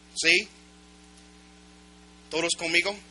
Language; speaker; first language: Spanish; non-native, learner; English